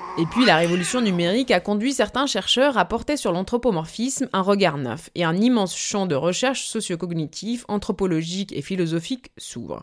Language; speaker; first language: French; native; French